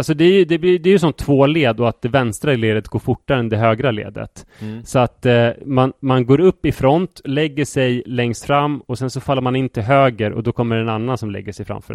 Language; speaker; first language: Swedish; native; Swedish